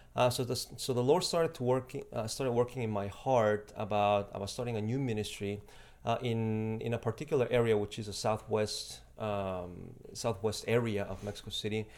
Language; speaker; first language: English; non-native, fluent; Spanish